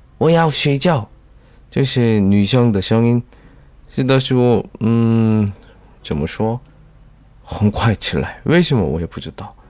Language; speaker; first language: Chinese; non-native, learner; Korean